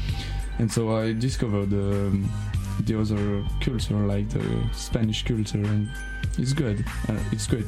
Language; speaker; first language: English; non-native, learner; French